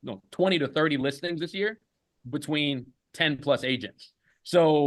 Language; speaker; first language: English; native; English